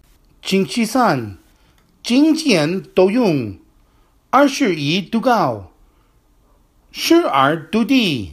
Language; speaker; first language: Chinese; non-native, learner; English